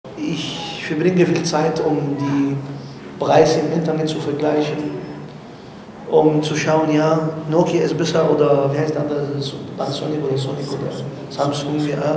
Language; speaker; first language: German; non-native, learner; Arabic